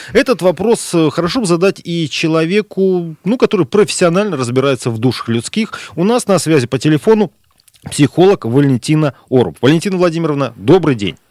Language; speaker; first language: Russian; native; Russian